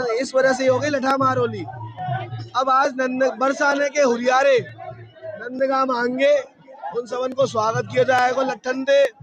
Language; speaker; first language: Hindi; native; Hindi